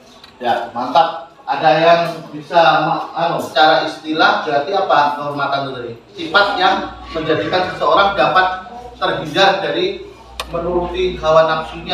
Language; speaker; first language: Indonesian; native; Indonesian